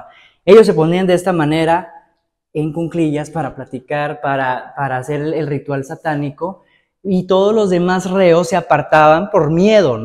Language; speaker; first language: Spanish; native; Spanish